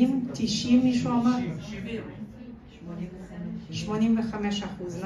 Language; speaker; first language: Hebrew; non-native, fluent; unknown